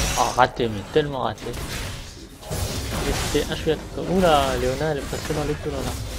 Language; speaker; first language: French; native; French